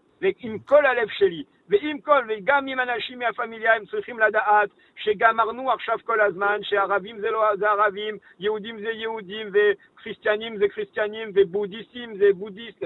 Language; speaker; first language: Hebrew; non-native, learner; French